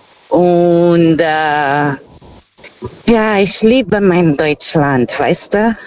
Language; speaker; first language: German; non-native, fluent; Portuguese